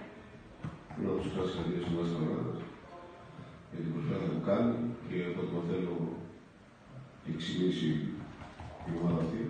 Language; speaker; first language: Greek; non-native, learner; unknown